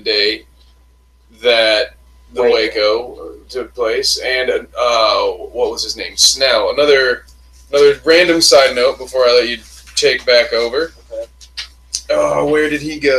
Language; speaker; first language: English; native; English